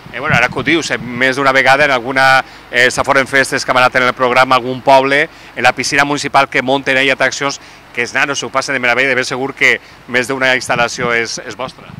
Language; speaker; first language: Catalan; native; Catalan